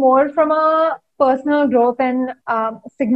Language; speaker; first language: English; non-native, local second language; Hindi